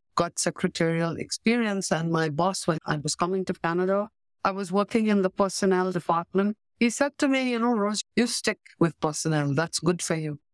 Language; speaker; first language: English; native; English